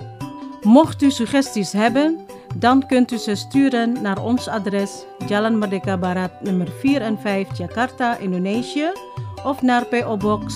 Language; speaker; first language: Dutch; non-native, fluent; Indonesian